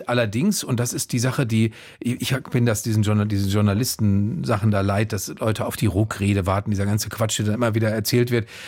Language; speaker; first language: German; native; German